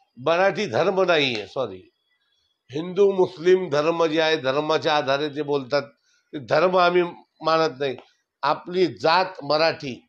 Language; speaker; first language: Marathi; non-native, local second language; Urdu